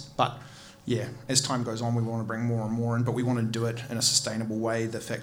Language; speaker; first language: English; native; English